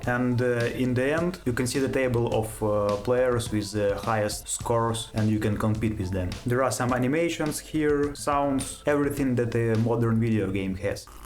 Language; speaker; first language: English; non-native, fluent; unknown